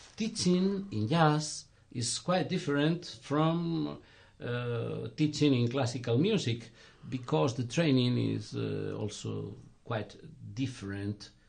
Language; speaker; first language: English; non-native, fluent; Galician